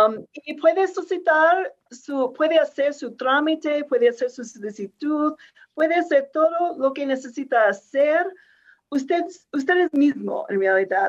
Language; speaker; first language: Spanish; non-native, fluent; English